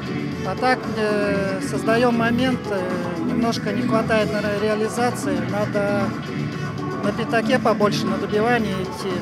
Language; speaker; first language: Russian; native; Russian